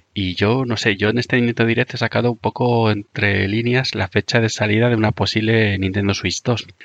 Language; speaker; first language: Spanish; native; Spanish